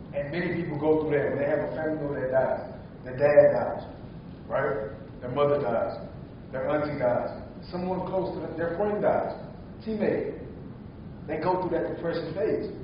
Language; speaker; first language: English; native; English